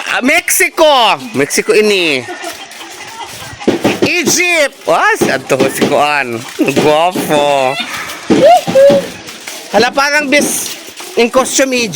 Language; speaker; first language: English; non-native, local second language; Waray